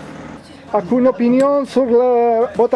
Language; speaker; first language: French; non-native, learner; Spanish